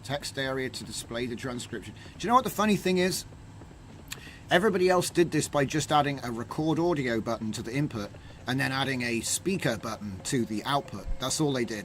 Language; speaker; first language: English; native; English